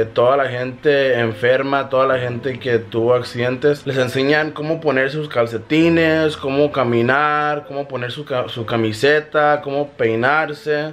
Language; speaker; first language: Spanish; early bilingual, heritage; Spanish